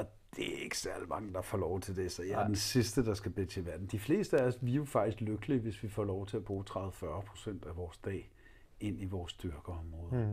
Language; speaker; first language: Danish; native; Danish